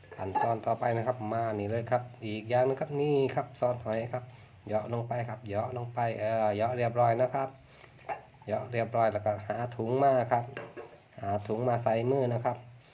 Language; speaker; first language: Thai; native; Thai